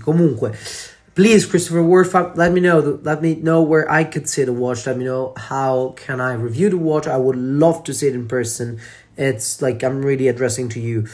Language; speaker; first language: English; non-native, fluent; Italian